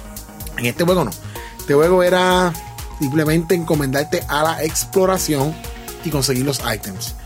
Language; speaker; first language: Spanish; native; Spanish